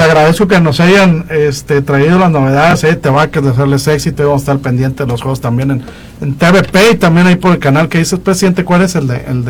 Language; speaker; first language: Spanish; native; Spanish